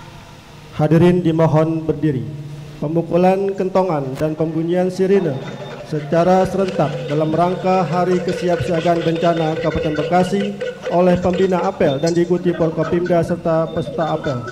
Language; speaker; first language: Indonesian; native; Indonesian